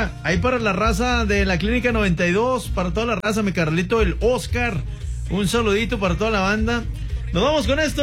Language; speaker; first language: Spanish; native; Spanish